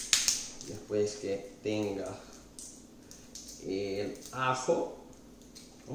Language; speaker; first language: Spanish; non-native, fluent; Italian